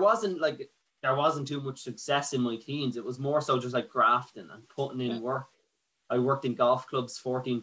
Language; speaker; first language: English; native; English